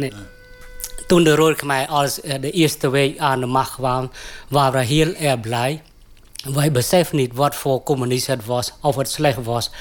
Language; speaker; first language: Dutch; non-native, fluent; Khmer